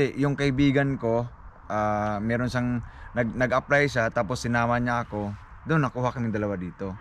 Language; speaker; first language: Filipino; native; Filipino